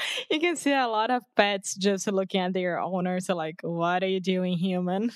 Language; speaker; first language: English; non-native, fluent; Portuguese